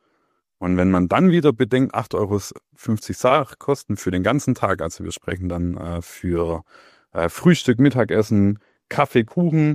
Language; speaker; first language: German; native; German